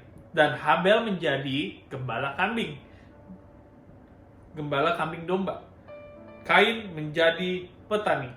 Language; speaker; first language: Indonesian; native; Indonesian